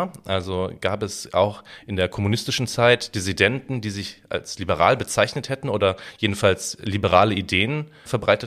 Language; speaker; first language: German; native; German